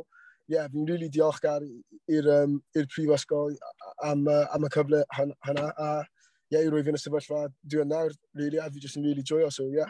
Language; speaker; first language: Welsh; non-native, local second language; English